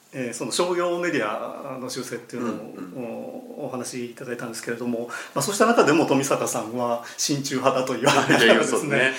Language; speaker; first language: Japanese; native; Japanese